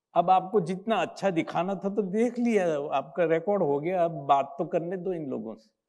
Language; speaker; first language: Hindi; non-native, local second language; Gujarati